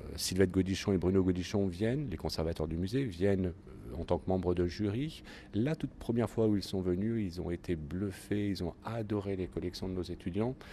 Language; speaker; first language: French; native; French